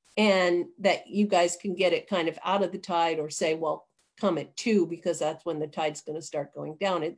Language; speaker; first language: English; native; English